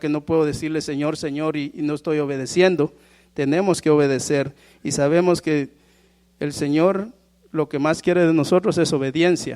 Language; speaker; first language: Spanish; native; Spanish